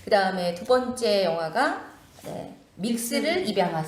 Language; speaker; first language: Korean; native; Korean